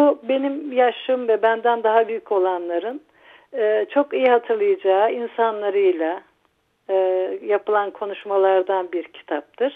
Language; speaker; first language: Turkish; native; Turkish